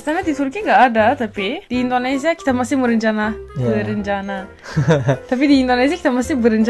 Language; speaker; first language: Indonesian; non-native, fluent; Turkish